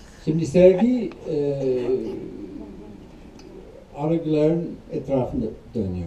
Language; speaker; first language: Turkish; non-native, fluent; English